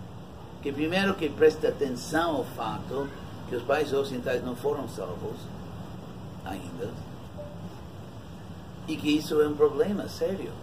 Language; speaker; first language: Portuguese; non-native, fluent; English